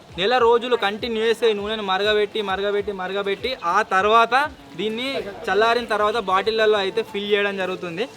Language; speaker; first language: Telugu; native; Telugu